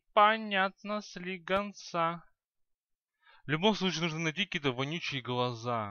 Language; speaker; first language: Russian; native; Russian